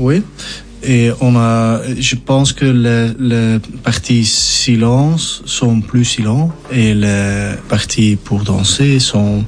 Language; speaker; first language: French; non-native, local second language; Dutch